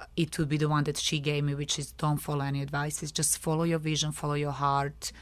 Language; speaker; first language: English; non-native, fluent; Serbian